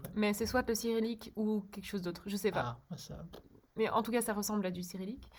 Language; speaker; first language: French; early bilingual, other home language; Czech